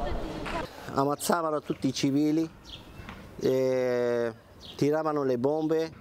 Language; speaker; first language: Italian; non-native, fluent; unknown